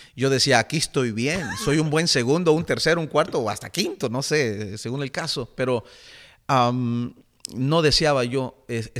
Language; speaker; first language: Spanish; native; Spanish